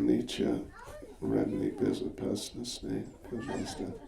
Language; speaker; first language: Russian; non-native, learner; English